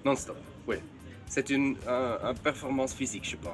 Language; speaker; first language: French; non-native, fluent; Dutch